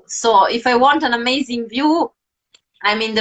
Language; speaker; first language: English; non-native, fluent; Italian